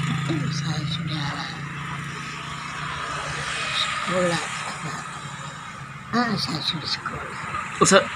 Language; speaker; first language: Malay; non-native, local second language; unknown